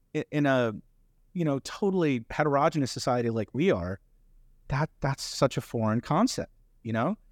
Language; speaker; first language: English; early bilingual, other home language; Hindi